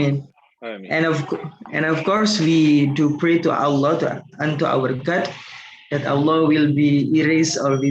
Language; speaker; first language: English; non-native, learner; Indonesian